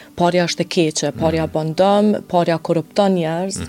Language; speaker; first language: Albanian; early bilingual, heritage; Albanian